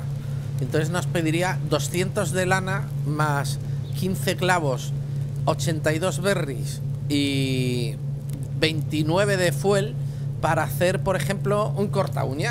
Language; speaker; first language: Spanish; native; Spanish